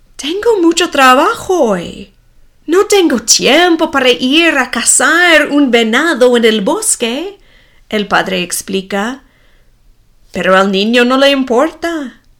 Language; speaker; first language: Spanish; non-native, fluent; English